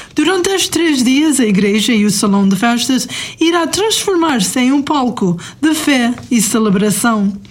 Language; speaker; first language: Portuguese; native; Portuguese